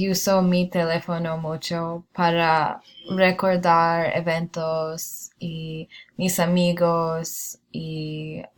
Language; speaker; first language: Spanish; non-native, learner; English